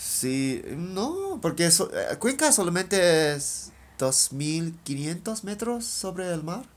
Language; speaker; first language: Spanish; non-native, learner; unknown